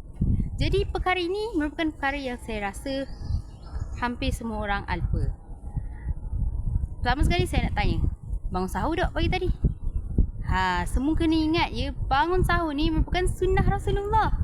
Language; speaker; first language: Malay; native; Malay